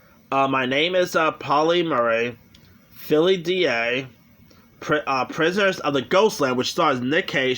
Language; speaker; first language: English; native; English